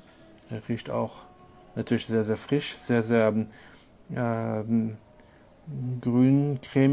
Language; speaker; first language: German; non-native, local second language; French